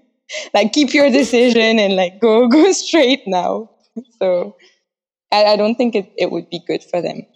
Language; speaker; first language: English; non-native, fluent; French